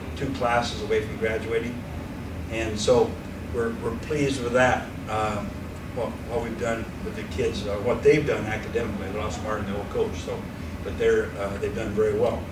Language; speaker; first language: English; native; English